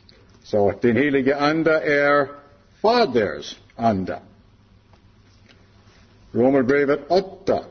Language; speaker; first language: Swedish; non-native, learner; English